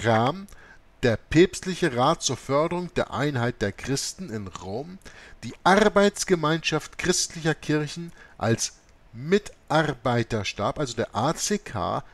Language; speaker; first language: German; native; German